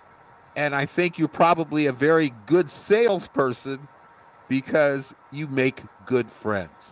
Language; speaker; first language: English; non-native, learner; Vietnamese